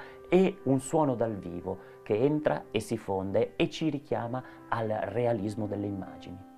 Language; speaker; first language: Italian; native; Italian